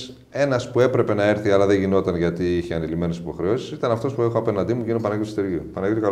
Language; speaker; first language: Greek; native; Greek